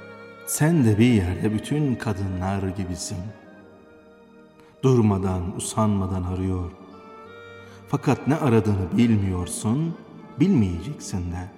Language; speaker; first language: Turkish; native; Turkish